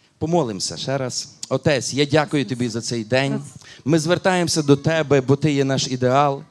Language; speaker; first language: Ukrainian; native; Ukrainian